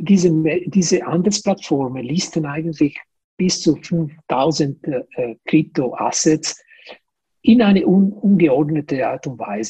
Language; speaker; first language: German; non-native, fluent; Italian